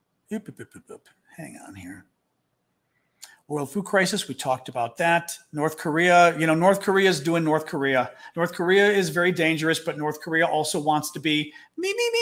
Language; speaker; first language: English; native; English